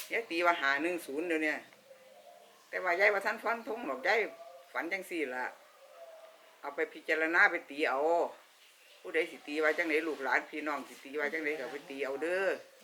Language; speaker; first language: Thai; native; Thai